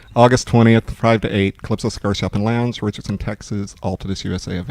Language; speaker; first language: English; native; English